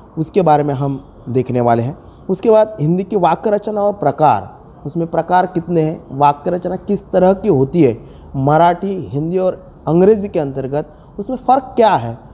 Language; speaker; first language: Hindi; non-native, local second language; Marathi